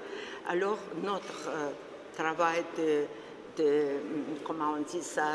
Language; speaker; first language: French; non-native, fluent; Russian